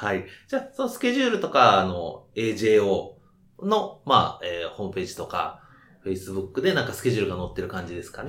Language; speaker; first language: Japanese; native; Japanese